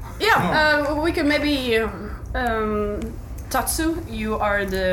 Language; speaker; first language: English; non-native, learner; Norwegian